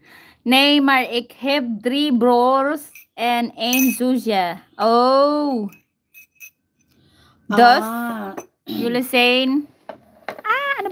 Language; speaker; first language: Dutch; non-native, learner; Filipino